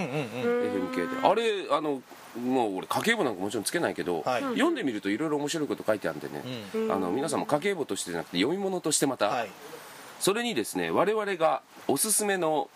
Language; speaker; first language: Japanese; native; Japanese